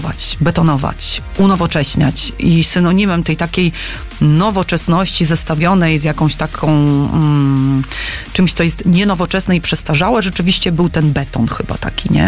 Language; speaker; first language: Polish; native; Polish